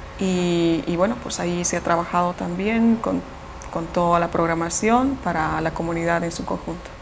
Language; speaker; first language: Spanish; native; Spanish